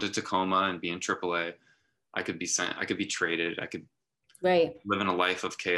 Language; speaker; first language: English; native; English